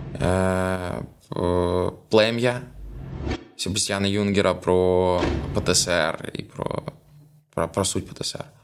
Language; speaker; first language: Ukrainian; non-native, local second language; Russian